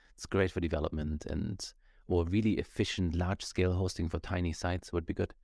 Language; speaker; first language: English; non-native, fluent; German